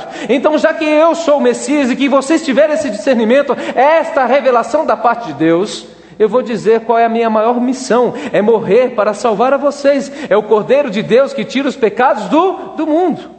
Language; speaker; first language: Portuguese; native; Portuguese